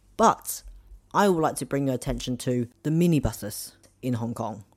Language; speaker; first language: English; non-native, local second language; Cantonese